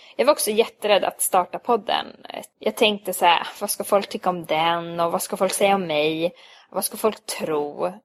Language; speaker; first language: Swedish; early bilingual, other home language; Hungarian